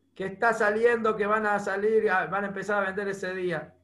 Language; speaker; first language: Spanish; native; Spanish